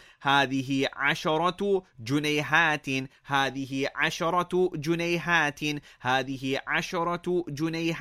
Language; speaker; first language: Arabic; non-native, fluent; English